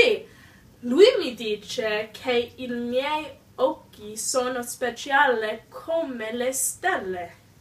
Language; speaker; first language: Italian; non-native, learner; English